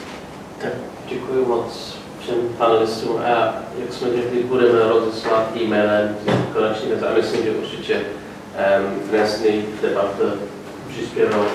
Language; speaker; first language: Czech; non-native, learner; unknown